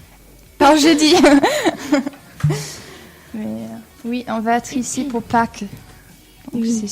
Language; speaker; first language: French; non-native, fluent; English